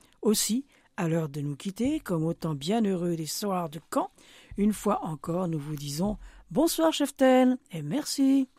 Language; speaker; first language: French; native; French